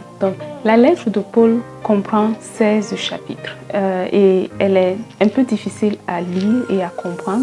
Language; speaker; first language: French; native; French